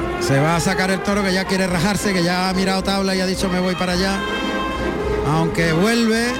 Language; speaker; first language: Spanish; native; Spanish